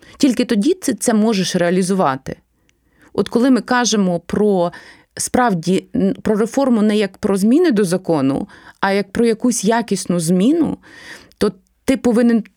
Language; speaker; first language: Ukrainian; native; Ukrainian